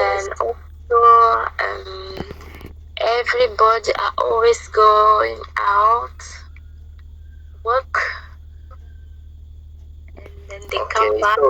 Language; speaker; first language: English; non-native, learner; French